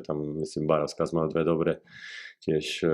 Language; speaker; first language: Polish; non-native, learner; Slovak